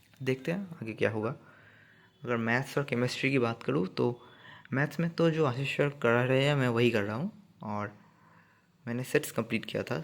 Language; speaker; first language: Hindi; non-native, local second language; Bangla